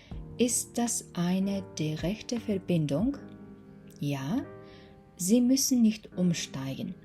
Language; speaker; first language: German; non-native, fluent; Mongolian